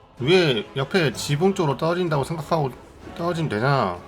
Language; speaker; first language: Korean; native; Korean